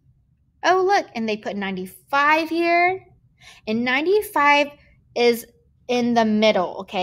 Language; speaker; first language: English; native; English